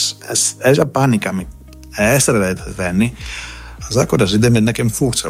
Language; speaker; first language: Hungarian; non-native, learner; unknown